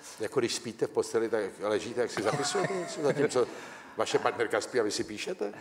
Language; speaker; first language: Czech; native; Czech